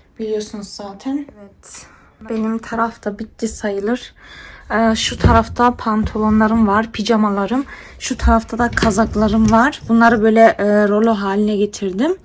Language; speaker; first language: Turkish; early bilingual, heritage; Turkish